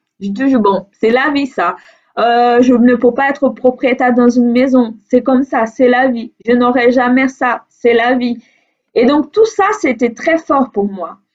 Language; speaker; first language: French; non-native, fluent; Portuguese